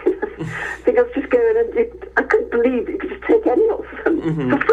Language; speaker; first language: English; native; English